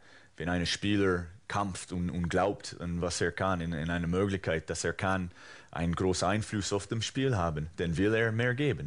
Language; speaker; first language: German; non-native, fluent; English